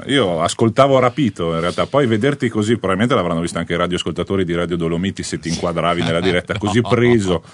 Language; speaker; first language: Italian; native; Italian